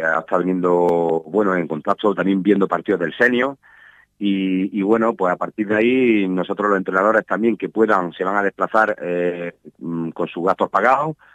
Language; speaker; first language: Spanish; native; Spanish